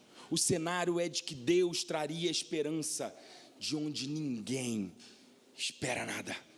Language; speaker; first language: Portuguese; native; Portuguese